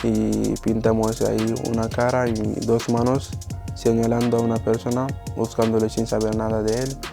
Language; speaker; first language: Spanish; non-native, fluent; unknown